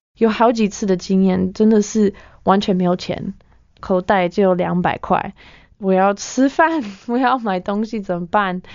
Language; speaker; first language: Chinese; non-native, fluent; English